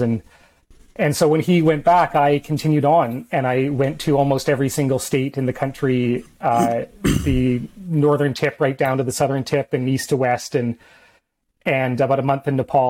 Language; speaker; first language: English; native; English